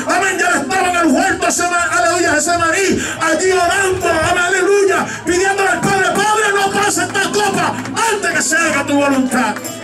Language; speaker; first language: Spanish; early bilingual, heritage; Spanish